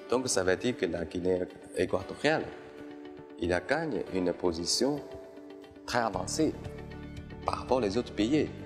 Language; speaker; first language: French; non-native, fluent; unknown